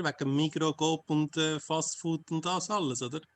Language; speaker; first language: German; non-native, fluent; Spanish